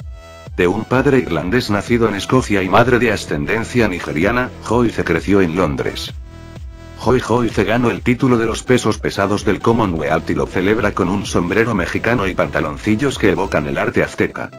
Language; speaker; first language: Spanish; native; Spanish